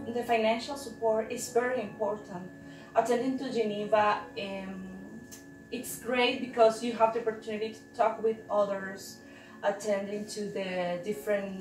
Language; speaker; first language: English; non-native, fluent; Spanish